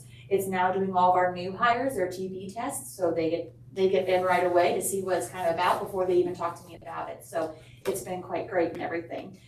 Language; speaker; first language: English; native; English